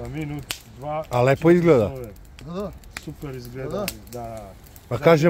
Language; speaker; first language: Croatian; non-native, learner; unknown